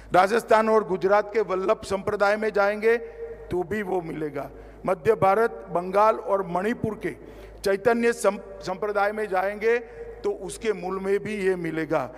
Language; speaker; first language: Hindi; non-native, local second language; Gujarati